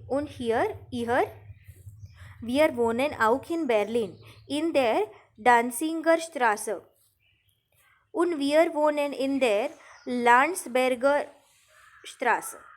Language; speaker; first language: German; non-native, fluent; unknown